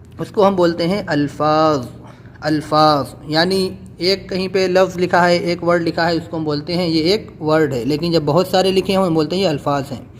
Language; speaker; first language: Urdu; native; Urdu